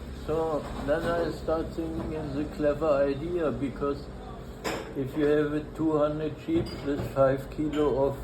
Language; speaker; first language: English; non-native, fluent; German